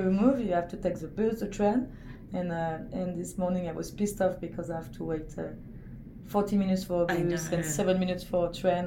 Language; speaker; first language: English; non-native, fluent; French